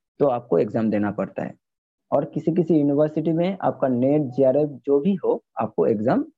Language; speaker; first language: Hindi; non-native, local second language; Bangla